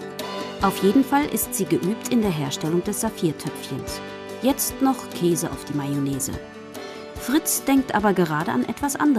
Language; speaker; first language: German; native; German